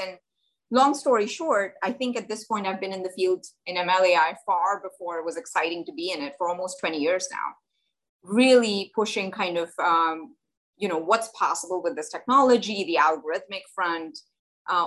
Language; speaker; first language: English; non-native, local second language; Hindi